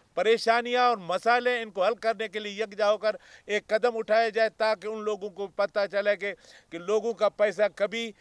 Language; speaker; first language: Urdu; non-native, local second language; Baluchi